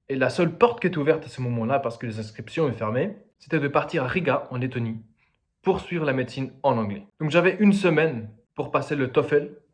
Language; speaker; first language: French; non-native, fluent; Spanish